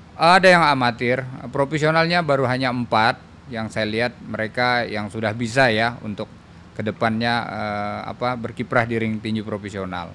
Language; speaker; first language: Indonesian; native; Indonesian